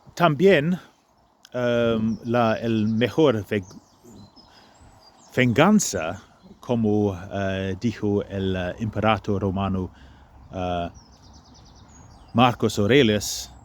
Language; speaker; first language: Spanish; non-native, fluent; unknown